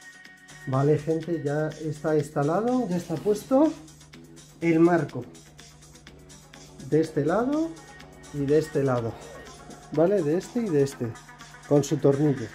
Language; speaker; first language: Spanish; native; Spanish